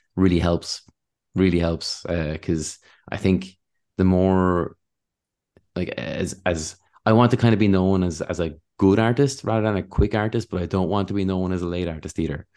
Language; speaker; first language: English; native; English